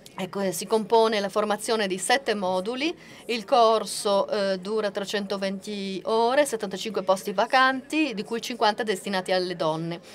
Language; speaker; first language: Italian; non-native, fluent; Portuguese